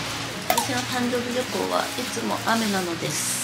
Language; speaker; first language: Japanese; native; Japanese